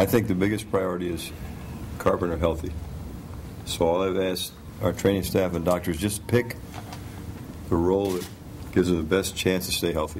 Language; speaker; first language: English; native; English